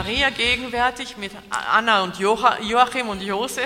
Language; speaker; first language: German; native; German